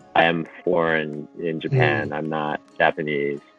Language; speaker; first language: English; non-native, fluent; Japanese